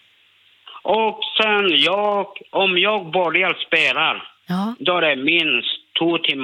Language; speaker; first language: Swedish; non-native, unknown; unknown